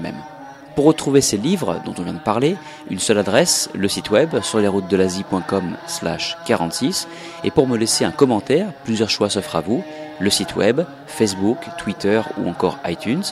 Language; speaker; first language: French; native; French